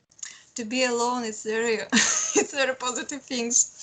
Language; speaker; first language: English; non-native, learner; Russian